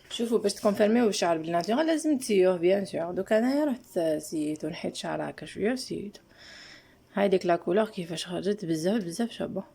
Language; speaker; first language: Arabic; native; Arabic